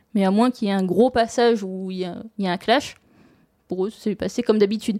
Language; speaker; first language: French; native; French